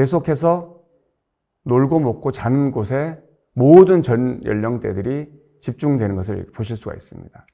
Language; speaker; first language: Korean; native; Korean